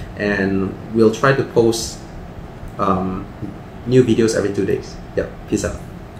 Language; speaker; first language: English; non-native, local second language; Chinese